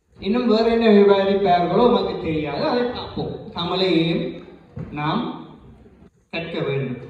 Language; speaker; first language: Tamil; native; Tamil